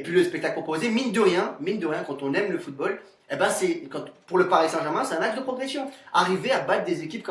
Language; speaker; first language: French; native; French